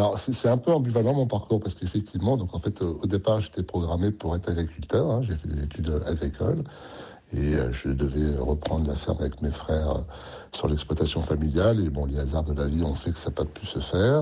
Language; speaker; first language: French; native; French